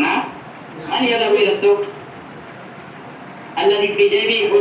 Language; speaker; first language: Arabic; non-native, fluent; Urdu